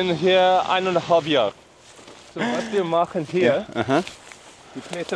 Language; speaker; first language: German; non-native, learner; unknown